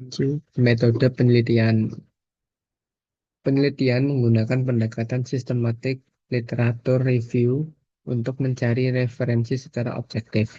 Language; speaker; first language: Indonesian; native; Indonesian